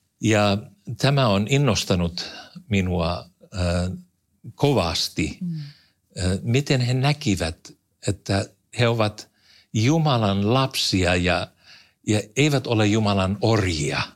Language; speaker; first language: Finnish; non-native, fluent; English